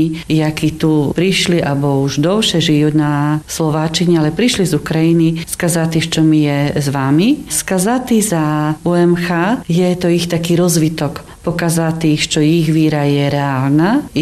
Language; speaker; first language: Ukrainian; non-native, local second language; Rusyn